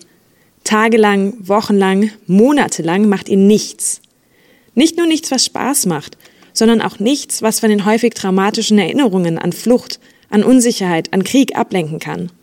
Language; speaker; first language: German; native; German